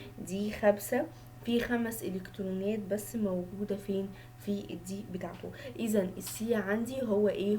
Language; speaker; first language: Arabic; native; Arabic